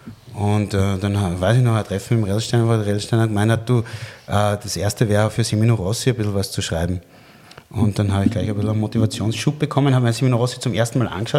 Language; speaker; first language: German; native; German